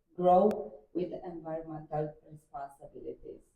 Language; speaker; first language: English; non-native, learner; Romanian